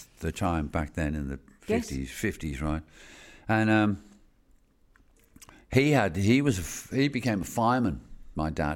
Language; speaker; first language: English; native; English